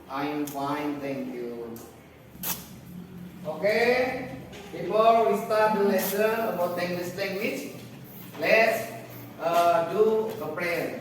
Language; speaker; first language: English; non-native, fluent; Indonesian